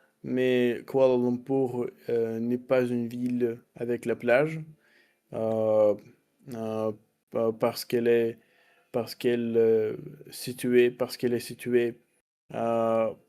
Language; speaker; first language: French; non-native, learner; Russian